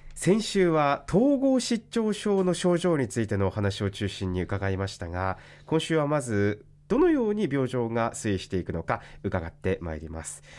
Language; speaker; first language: Japanese; native; Japanese